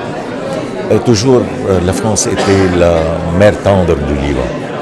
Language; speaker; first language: French; non-native, local second language; Arabic